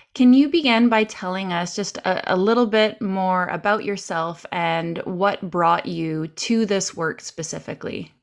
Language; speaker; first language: English; native; English